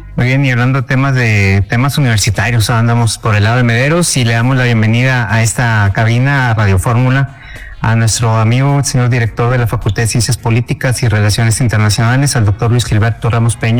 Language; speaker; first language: Spanish; native; Spanish